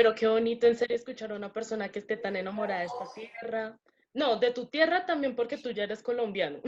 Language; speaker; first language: Spanish; native; Spanish